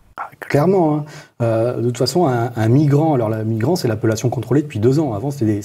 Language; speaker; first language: French; native; French